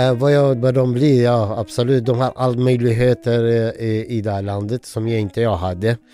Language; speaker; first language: Swedish; non-native, fluent; Arabic